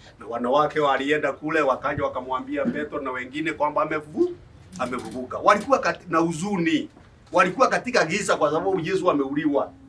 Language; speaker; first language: Swahili; non-native, local second language; Embu